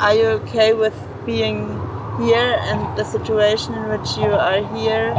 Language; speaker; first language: English; non-native, fluent; German